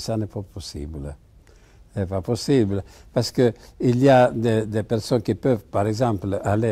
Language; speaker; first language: French; non-native, fluent; Italian